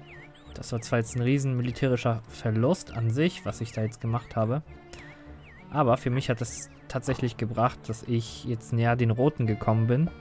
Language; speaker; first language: German; native; German